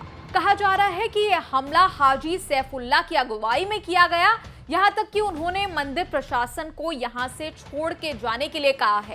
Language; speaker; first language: Hindi; native; Hindi